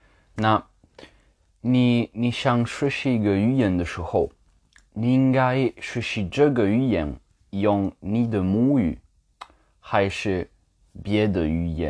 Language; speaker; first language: Chinese; non-native, learner; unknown